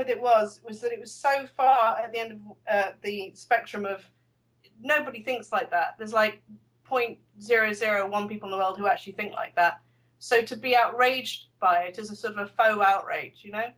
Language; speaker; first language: English; native; English